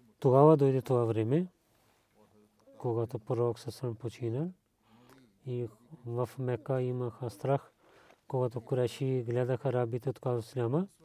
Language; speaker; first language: Bulgarian; non-native, learner; Urdu